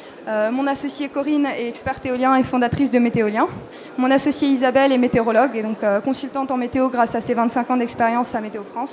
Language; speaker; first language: French; native; French